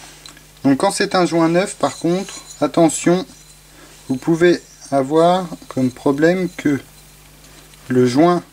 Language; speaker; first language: French; native; French